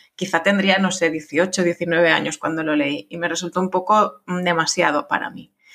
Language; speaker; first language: Spanish; non-native, fluent; French